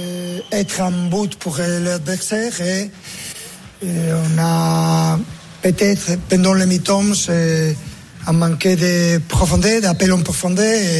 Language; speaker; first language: French; non-native, learner; Spanish